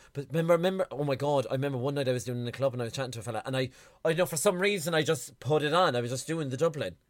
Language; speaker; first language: English; native; English